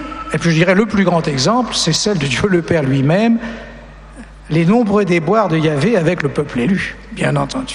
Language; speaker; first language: French; native; French